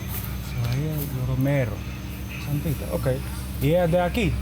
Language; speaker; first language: Spanish; non-native, learner; English